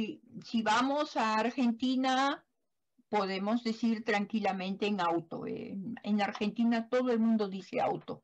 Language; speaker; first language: Spanish; non-native, fluent; German